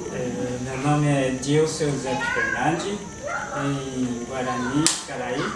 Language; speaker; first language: Portuguese; non-native, local second language; Guarani